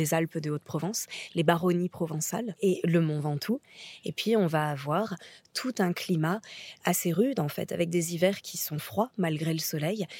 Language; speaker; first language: French; native; French